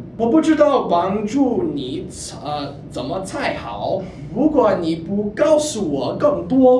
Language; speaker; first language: Chinese; non-native, learner; English